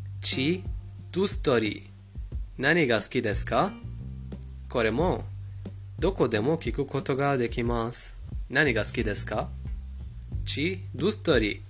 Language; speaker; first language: Japanese; non-native, learner; Persian